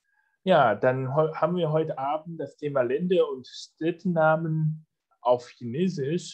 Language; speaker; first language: German; non-native, fluent; Chinese